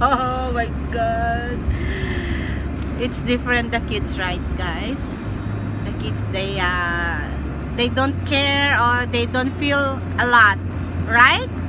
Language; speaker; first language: English; non-native, local second language; Filipino